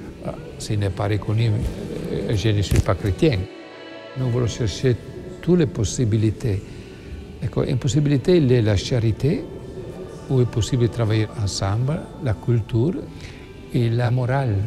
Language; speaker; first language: French; non-native, learner; Italian